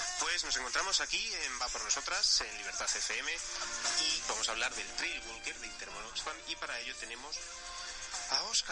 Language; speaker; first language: Spanish; native; Spanish